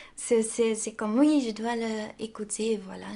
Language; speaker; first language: French; non-native, local second language; Dutch